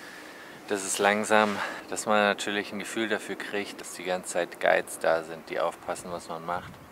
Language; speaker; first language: German; native; German